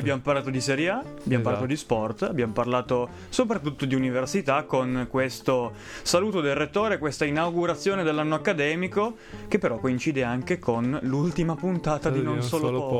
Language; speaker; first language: Italian; native; Italian